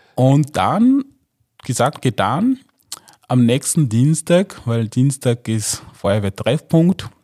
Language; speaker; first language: German; non-native, fluent; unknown